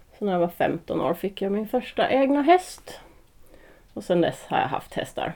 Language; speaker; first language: Swedish; native; Swedish